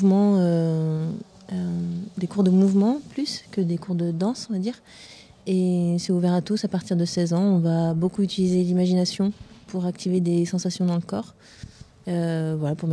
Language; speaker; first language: French; native; French